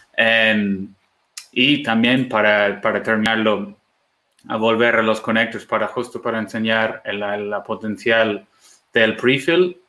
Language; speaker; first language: Spanish; non-native, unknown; English